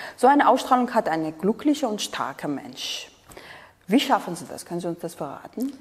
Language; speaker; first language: German; non-native, fluent; Georgian